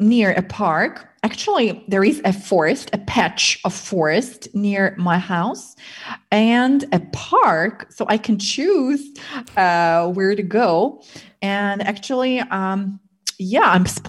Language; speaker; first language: English; non-native, fluent; Russian